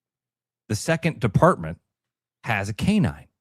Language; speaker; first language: English; native; English